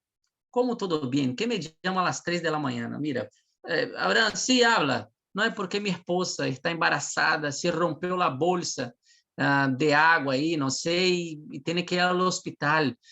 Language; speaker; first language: Spanish; non-native, fluent; Portuguese